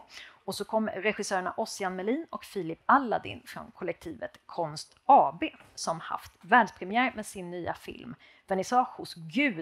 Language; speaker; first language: Swedish; native; Swedish